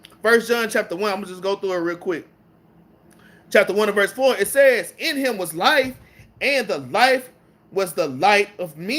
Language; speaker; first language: English; native; English